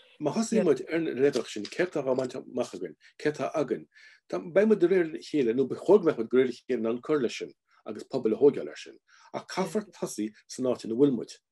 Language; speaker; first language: Irish; native; Irish